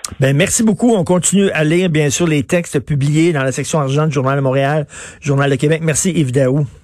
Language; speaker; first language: French; native; French